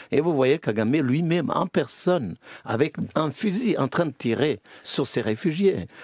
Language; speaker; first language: French; non-native, local second language; Kinyarwanda